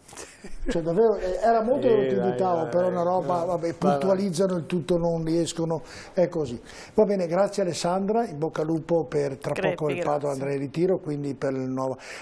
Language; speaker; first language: Italian; native; Italian